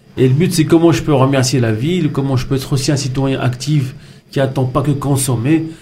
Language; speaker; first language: French; non-native, local second language; Arabic